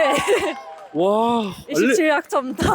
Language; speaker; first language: Korean; non-native, learner; French